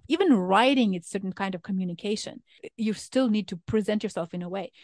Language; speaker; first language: English; non-native, fluent; Ukrainian